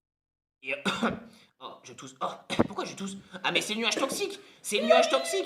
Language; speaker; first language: French; native; French